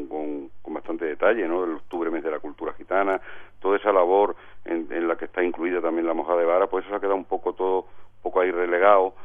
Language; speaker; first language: Spanish; native; Spanish